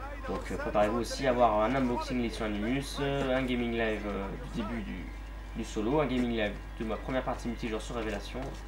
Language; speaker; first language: French; native; French